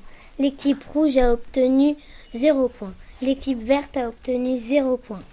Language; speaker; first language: French; native; French